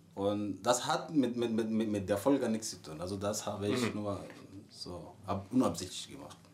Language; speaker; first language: German; non-native, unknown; Arabic